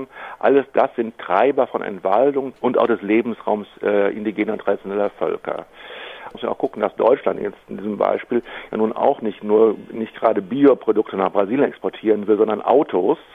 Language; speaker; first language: German; native; German